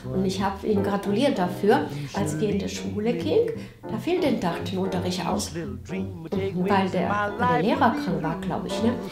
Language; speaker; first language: German; non-native, fluent; Spanish